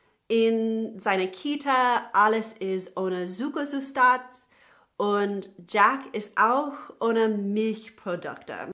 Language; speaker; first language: German; non-native, learner; English